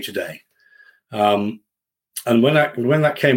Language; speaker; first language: English; native; English